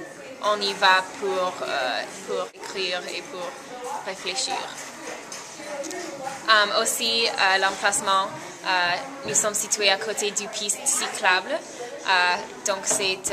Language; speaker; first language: French; non-native, learner; English